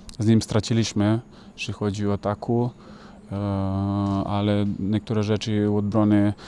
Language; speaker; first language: Polish; non-native, fluent; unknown